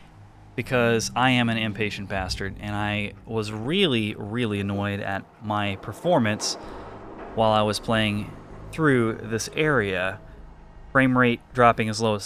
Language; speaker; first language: English; native; English